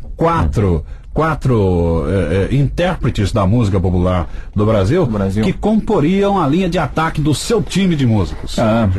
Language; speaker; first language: Portuguese; native; Portuguese